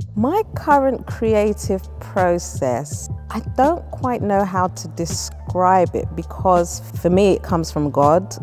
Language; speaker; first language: English; native; English